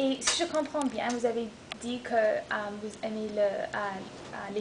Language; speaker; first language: French; non-native, learner; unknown